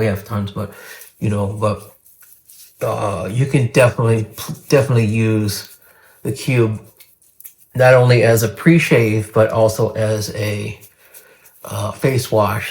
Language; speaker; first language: English; native; English